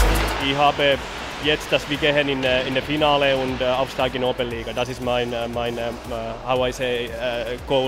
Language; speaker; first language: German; non-native, learner; Finnish